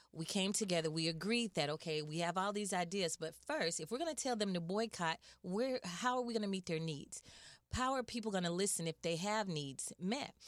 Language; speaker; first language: English; native; English